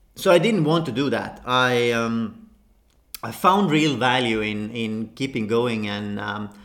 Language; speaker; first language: English; non-native, fluent; Estonian